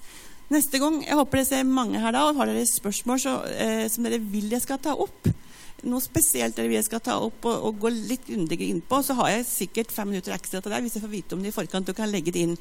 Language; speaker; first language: Norwegian; native; Norwegian